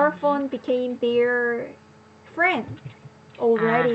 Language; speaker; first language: English; non-native, learner; Korean